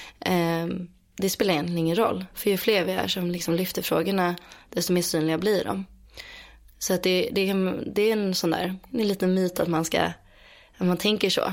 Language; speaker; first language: Swedish; native; Swedish